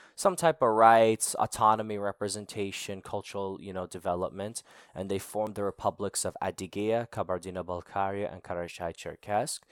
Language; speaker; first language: English; native; English